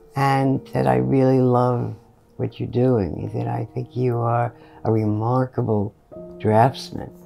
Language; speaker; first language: English; native; English